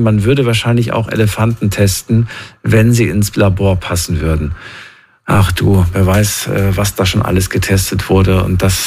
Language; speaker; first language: German; native; German